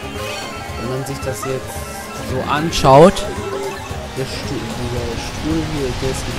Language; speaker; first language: German; native; German